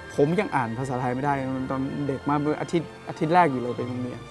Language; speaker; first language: Thai; non-native, local second language; Akha